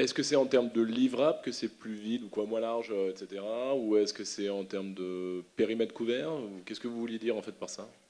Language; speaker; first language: French; native; French